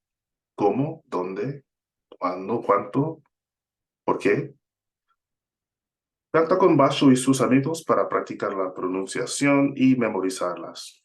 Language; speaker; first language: Spanish; non-native, fluent; English